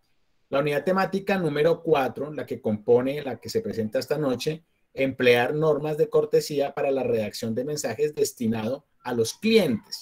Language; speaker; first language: Spanish; native; Spanish